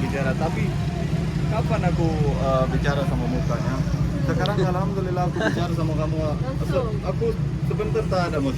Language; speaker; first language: Indonesian; non-native, learner; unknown